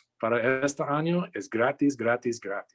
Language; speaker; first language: Spanish; non-native, learner; English